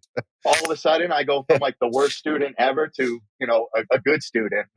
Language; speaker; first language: English; native; English